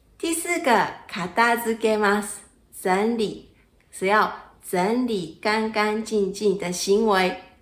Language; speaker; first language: Chinese; non-native, fluent; Japanese